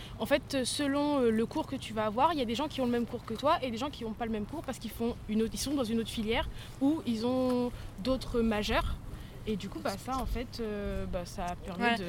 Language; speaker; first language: French; native; French